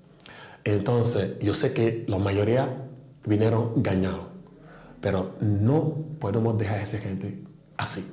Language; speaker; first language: Spanish; non-native, learner; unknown